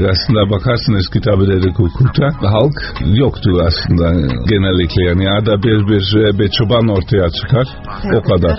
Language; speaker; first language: Turkish; non-native, fluent; Dutch